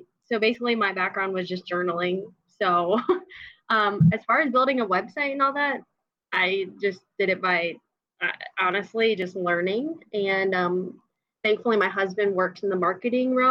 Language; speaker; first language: English; native; English